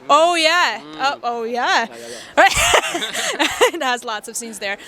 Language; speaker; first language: English; non-native, fluent; Armenian